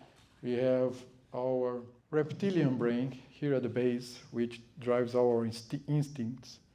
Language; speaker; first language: English; non-native, fluent; Portuguese